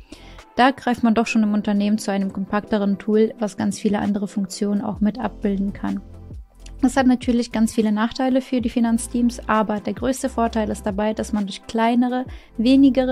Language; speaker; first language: German; non-native, fluent; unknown